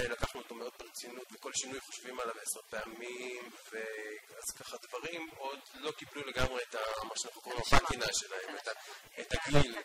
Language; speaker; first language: Hebrew; native; Hebrew